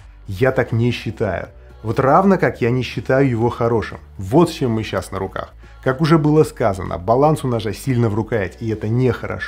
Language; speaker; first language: Russian; native; Russian